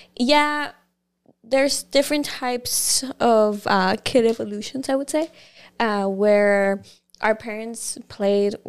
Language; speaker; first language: English; early bilingual, other home language; Spanish